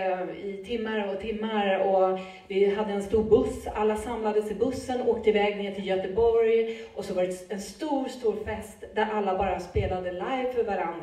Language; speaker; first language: Swedish; native; Swedish